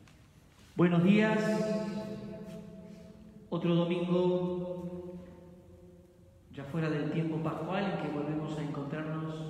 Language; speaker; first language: Spanish; native; Spanish